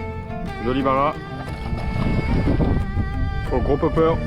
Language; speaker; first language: French; native; French